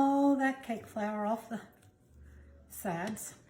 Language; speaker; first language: English; native; English